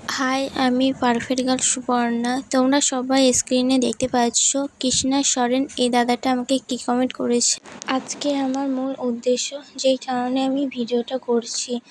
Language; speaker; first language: Bangla; non-native, local second language; Santali